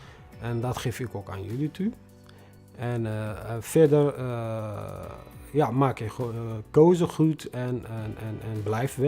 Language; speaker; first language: Dutch; non-native, fluent; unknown